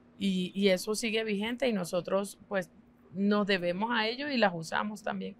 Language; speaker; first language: Spanish; non-native, local second language; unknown